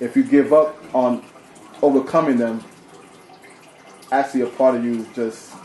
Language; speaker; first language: English; native; English